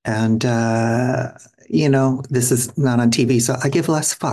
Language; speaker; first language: English; native; English